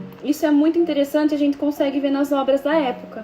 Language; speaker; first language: Portuguese; native; Portuguese